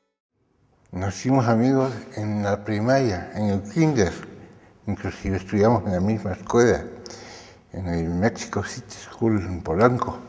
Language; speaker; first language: Spanish; early bilingual, other home language; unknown